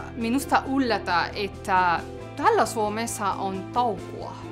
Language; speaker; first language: Finnish; non-native, learner; Spanish